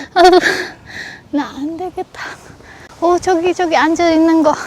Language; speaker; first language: Korean; non-native, learner; Indonesian